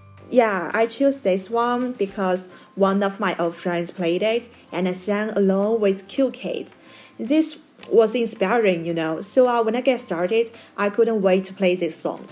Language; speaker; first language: English; non-native, fluent; Chinese